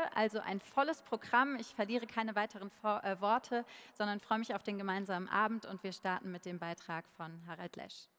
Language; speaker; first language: German; native; German